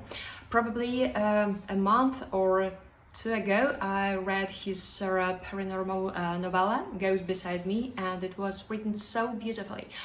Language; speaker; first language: English; non-native, fluent; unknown